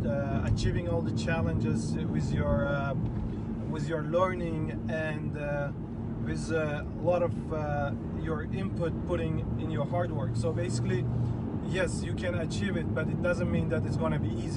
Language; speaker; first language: English; non-native, fluent; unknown